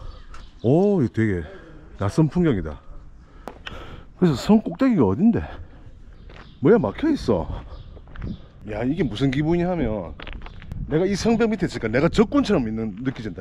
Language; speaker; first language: Korean; native; Korean